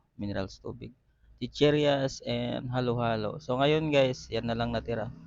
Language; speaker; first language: Filipino; non-native, local second language; Iloko